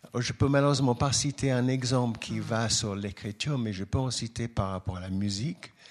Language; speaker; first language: French; non-native, fluent; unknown